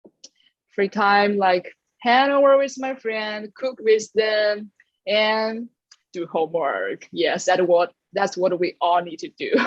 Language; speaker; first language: English; non-native, learner; Chinese